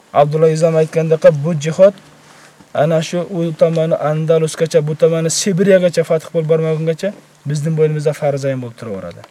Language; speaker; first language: Uzbek; native; Uzbek